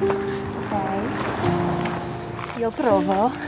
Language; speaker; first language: Italian; non-native, learner; English